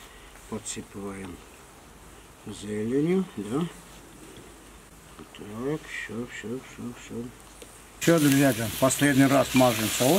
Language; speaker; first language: Russian; non-native, fluent; Armenian